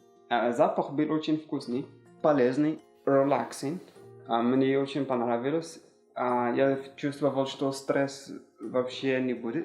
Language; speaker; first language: Russian; non-native, learner; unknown